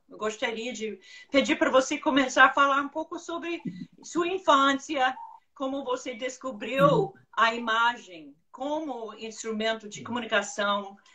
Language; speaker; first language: Portuguese; non-native, fluent; English